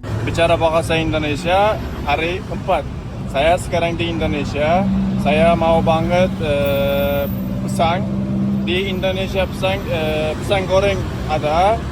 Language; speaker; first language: Indonesian; non-native, learner; Uzbek